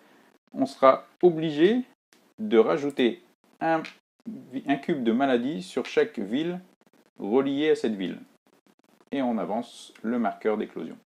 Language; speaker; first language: French; native; French